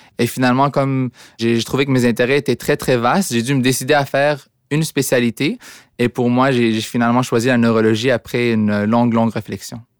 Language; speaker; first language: French; early bilingual, other home language; Arabic